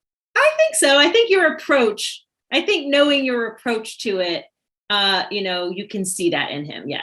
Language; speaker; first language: English; native; English